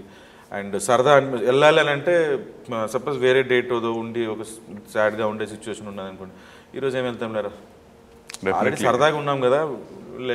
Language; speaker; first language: Telugu; native; Telugu